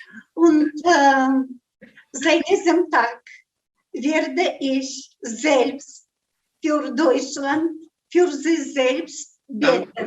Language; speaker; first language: German; non-native, learner; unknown